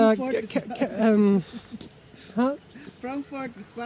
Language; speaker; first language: German; non-native, learner; Filipino